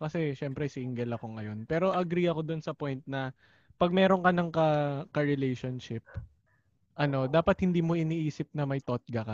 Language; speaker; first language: Filipino; native; Filipino